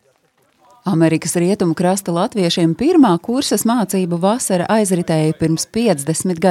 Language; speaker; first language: Latvian; native; Latvian